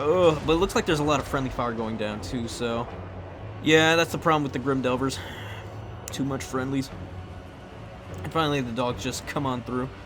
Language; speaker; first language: English; native; English